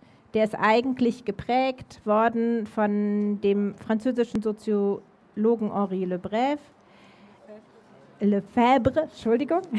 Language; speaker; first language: German; native; German